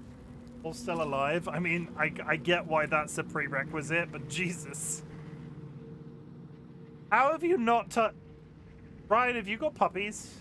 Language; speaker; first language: English; native; English